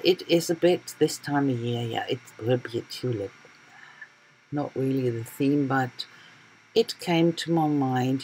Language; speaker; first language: English; non-native, fluent; German